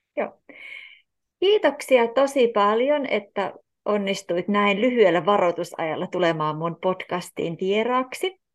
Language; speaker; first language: Finnish; native; Finnish